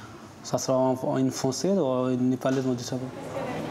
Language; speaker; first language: French; non-native, learner; Nepali